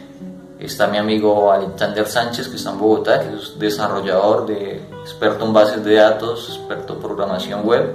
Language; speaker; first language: Spanish; native; Spanish